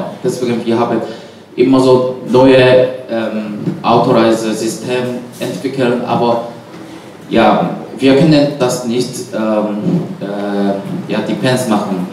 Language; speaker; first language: German; non-native, learner; Korean